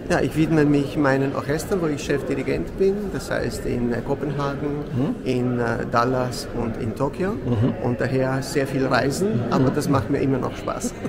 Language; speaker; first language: German; non-native, fluent; Italian